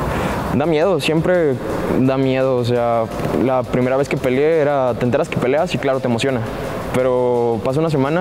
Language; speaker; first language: Spanish; native; Spanish